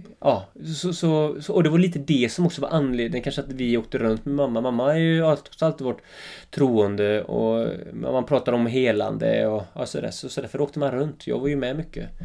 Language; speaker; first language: Swedish; native; Swedish